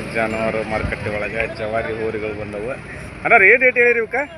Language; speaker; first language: Kannada; native; Kannada